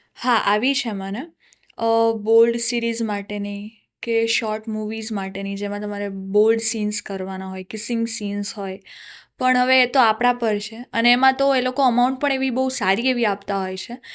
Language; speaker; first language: Gujarati; native; Gujarati